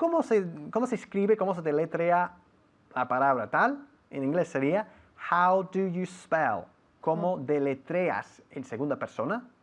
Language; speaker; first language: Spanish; non-native, fluent; English